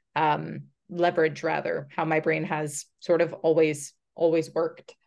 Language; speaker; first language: English; native; English